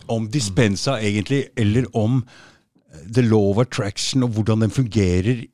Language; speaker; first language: Norwegian; native; Norwegian